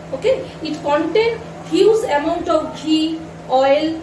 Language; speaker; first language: English; non-native, local second language; Bangla